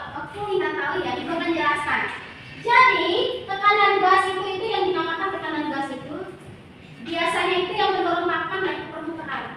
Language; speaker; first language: Indonesian; native; Indonesian